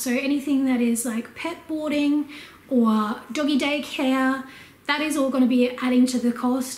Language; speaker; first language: English; native; English